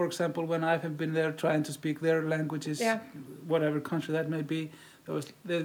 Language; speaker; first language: English; non-native, fluent; Icelandic